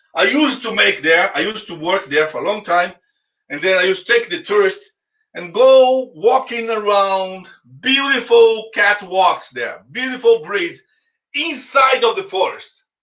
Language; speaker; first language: English; non-native, fluent; Portuguese